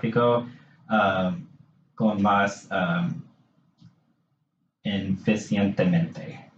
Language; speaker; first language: Spanish; non-native, learner; English